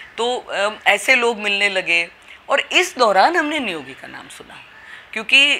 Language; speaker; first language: Hindi; native; Hindi